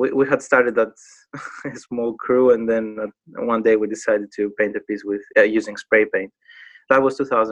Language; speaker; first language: English; non-native, fluent; Greek